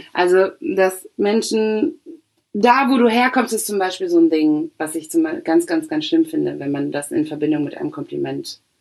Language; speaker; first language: German; early bilingual, other home language; Arabic